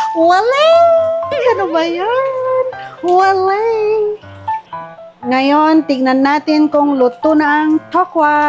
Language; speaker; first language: Filipino; non-native, local second language; Iloko